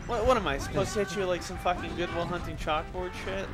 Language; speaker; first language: English; native; English